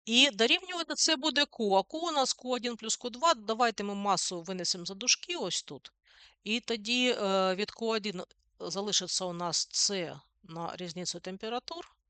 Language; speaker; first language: Ukrainian; non-native, local second language; Russian